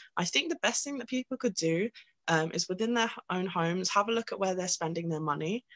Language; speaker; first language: English; native; English